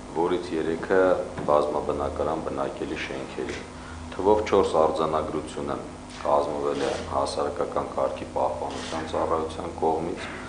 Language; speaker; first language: Armenian; native; Armenian